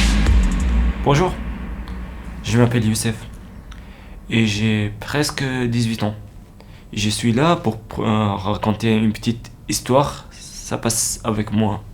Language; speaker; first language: French; non-native, learner; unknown